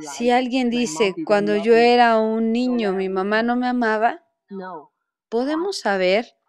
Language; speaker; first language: Spanish; non-native, fluent; Chinese